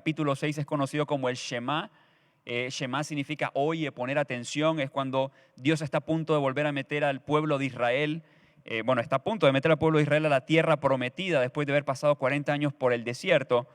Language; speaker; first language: Spanish; native; Spanish